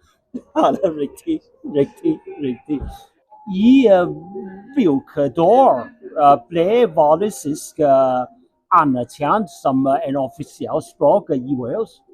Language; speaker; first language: Norwegian; non-native, learner; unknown